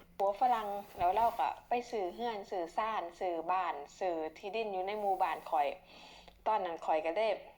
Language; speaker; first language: Thai; native; Thai